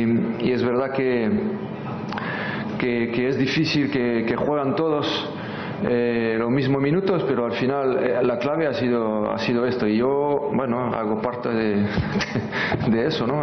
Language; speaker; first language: Spanish; non-native, fluent; French